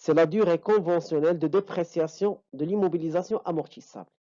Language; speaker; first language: French; non-native, local second language; Arabic